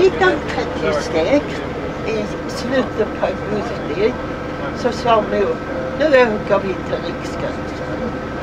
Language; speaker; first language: Swedish; native; Swedish